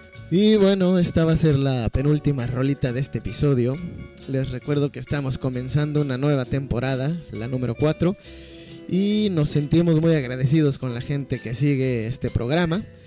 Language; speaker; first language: Spanish; native; Spanish